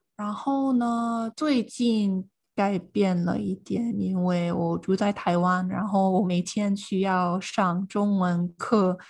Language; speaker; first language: Chinese; non-native, fluent; English